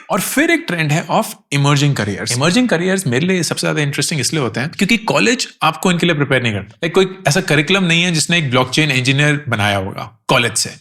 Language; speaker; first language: Hindi; native; Hindi